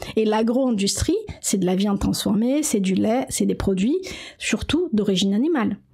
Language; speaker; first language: French; non-native, fluent; Portuguese